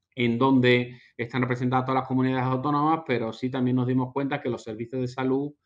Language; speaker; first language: Spanish; native; Spanish